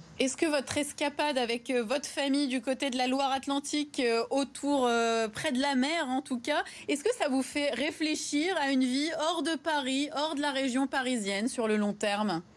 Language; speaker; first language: French; native; French